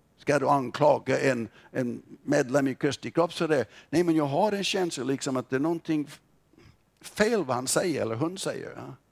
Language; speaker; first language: Swedish; non-native, fluent; English